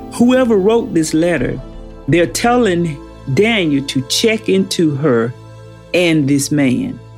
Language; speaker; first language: English; native; English